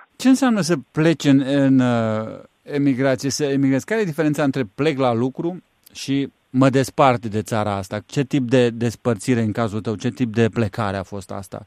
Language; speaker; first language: Romanian; native; Romanian